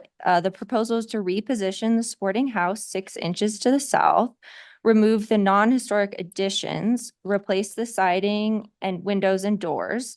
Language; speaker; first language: English; native; English